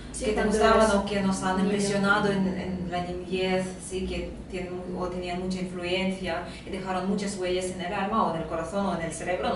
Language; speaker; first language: Spanish; non-native, fluent; Russian